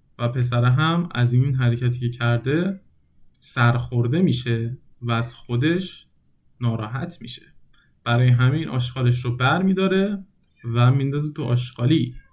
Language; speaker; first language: Persian; native; Persian